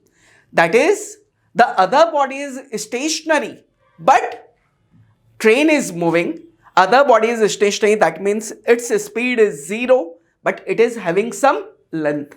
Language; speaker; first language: English; non-native, local second language; Hindi